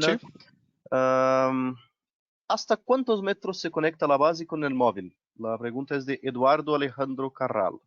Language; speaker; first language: Spanish; non-native, local second language; Portuguese